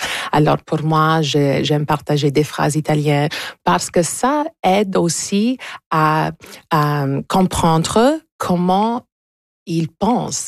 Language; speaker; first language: French; non-native, local second language; English